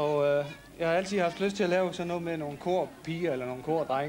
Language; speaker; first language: Danish; native; Danish